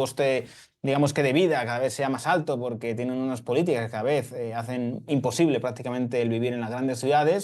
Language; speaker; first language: Spanish; native; Spanish